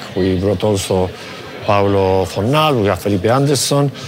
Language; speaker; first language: English; non-native, fluent; Spanish